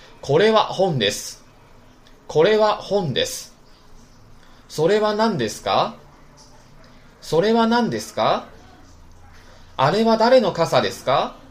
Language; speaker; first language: Japanese; non-native, fluent; Chinese